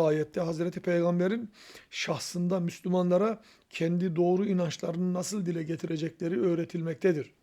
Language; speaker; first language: Turkish; native; Turkish